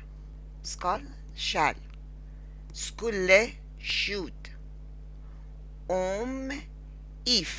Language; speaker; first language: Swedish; non-native, fluent; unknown